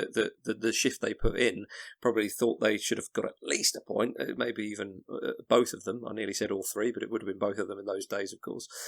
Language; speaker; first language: English; native; English